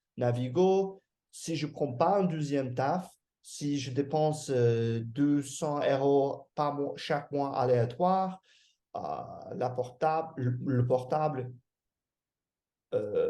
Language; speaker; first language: French; non-native, fluent; English